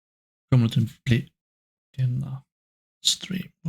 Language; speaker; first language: Swedish; non-native, learner; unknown